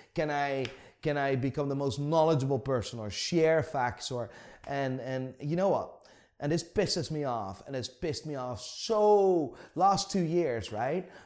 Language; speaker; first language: English; non-native, fluent; Dutch